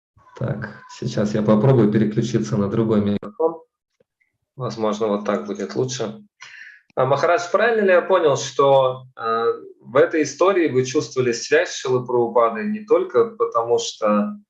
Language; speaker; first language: Russian; native; Russian